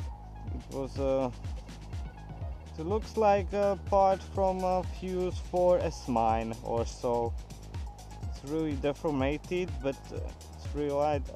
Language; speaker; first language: English; non-native, learner; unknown